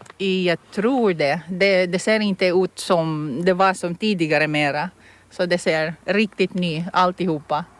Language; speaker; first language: Swedish; non-native, fluent; Filipino